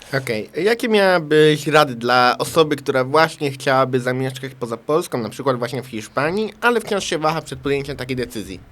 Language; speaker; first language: Polish; native; Polish